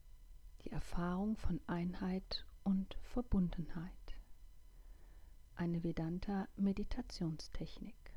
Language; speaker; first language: German; native; German